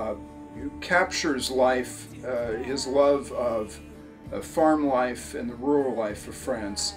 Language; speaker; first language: English; native; English